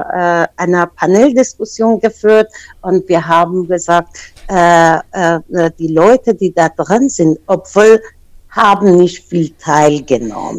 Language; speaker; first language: German; non-native, fluent; Persian